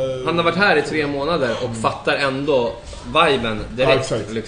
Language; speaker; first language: Swedish; native; Swedish